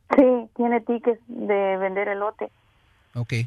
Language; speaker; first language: Spanish; native; Spanish